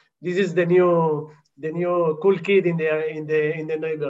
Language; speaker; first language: English; non-native, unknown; Hebrew